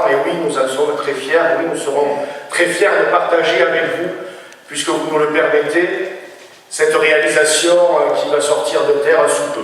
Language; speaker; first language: French; native; French